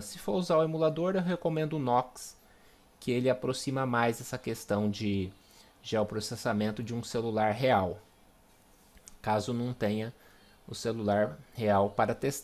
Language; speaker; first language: Portuguese; native; Portuguese